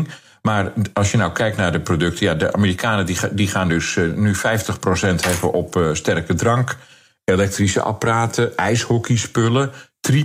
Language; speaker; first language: Dutch; native; Dutch